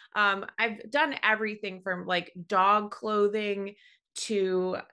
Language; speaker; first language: English; native; English